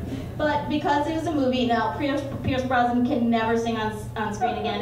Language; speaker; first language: English; native; English